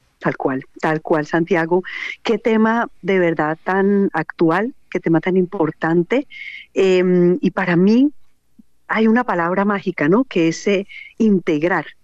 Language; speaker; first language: Spanish; native; Spanish